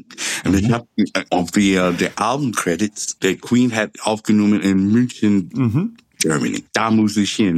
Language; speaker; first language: German; non-native, fluent; English